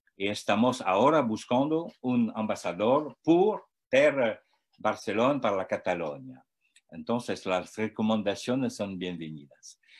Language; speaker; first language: Spanish; non-native, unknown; French